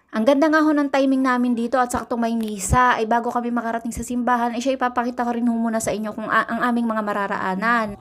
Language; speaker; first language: Filipino; native; Filipino